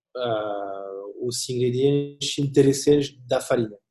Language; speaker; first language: Portuguese; non-native, learner; French